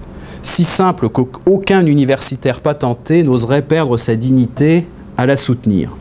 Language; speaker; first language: French; native; French